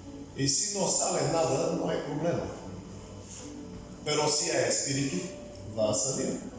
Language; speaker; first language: Spanish; non-native, fluent; Bulgarian